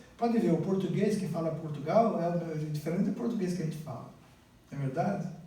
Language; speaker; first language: Portuguese; native; Portuguese